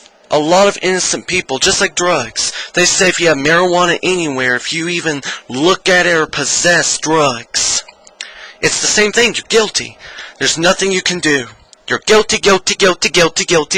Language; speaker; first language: English; native; English